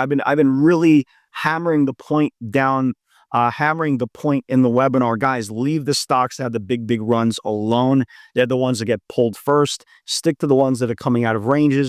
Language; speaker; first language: English; native; English